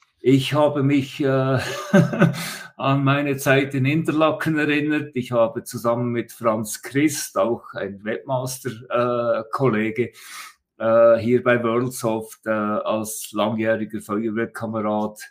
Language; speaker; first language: German; native; German